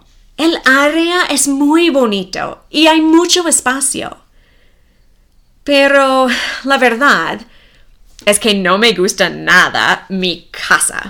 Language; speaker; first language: Spanish; non-native, fluent; English